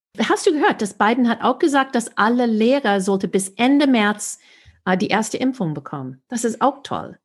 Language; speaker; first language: German; non-native, learner; English